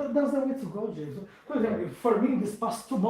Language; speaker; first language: English; non-native, fluent; Portuguese